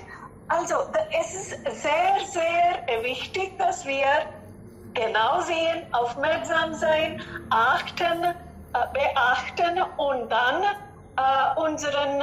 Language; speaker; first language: German; non-native, learner; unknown